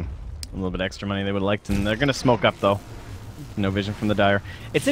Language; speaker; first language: English; native; English